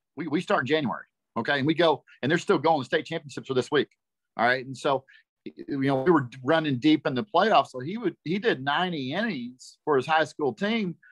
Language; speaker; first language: English; native; English